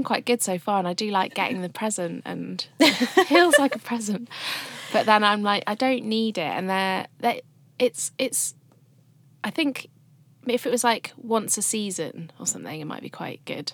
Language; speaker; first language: English; native; English